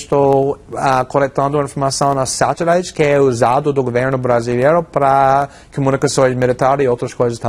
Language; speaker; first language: Portuguese; non-native, fluent; English